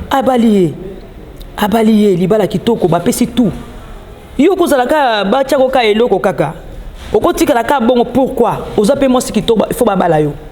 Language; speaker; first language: Lingala; native; Lingala